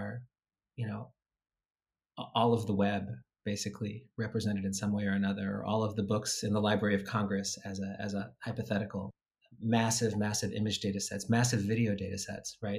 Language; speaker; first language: English; native; English